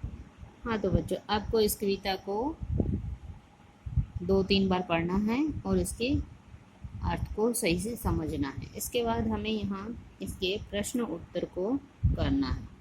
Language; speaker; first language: Hindi; native; Hindi